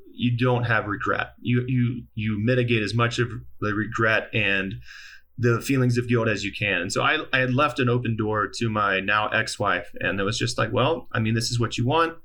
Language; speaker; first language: English; native; English